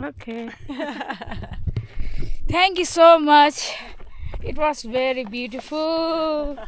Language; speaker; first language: English; non-native, learner; Tibetan